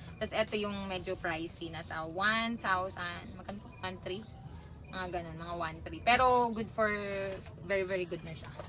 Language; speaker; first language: Filipino; native; Filipino